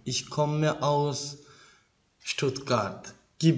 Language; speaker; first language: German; non-native, fluent; Turkish